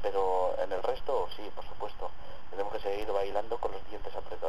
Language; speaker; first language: Spanish; native; Spanish